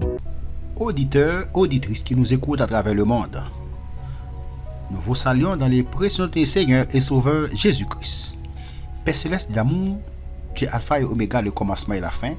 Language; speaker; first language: French; non-native, local second language; Haitian Creole